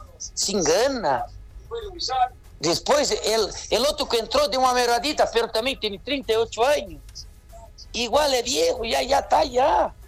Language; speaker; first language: Spanish; non-native, fluent; Portuguese